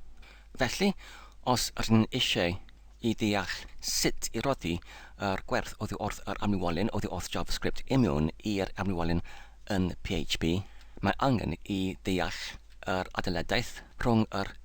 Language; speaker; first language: Welsh; non-native, learner; English